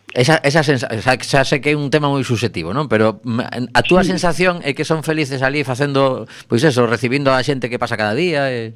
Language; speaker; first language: Galician; native; Galician